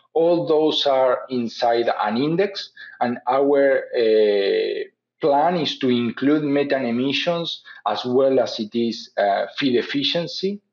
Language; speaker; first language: English; non-native, fluent; Spanish